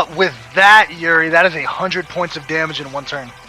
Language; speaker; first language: English; native; English